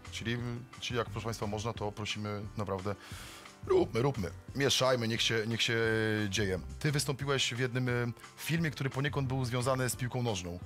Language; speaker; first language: Polish; native; Polish